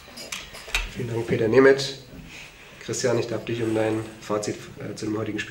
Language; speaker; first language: German; native; German